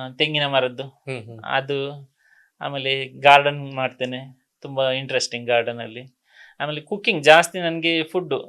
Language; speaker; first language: Kannada; non-native, local second language; Tulu